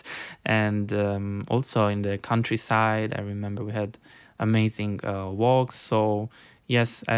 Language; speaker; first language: English; non-native, fluent; Italian